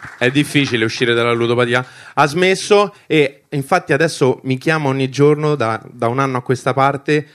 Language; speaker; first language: Italian; early bilingual, other home language; Albanian